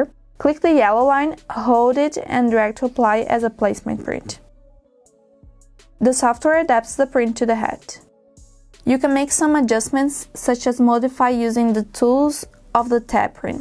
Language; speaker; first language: English; non-native, fluent; Portuguese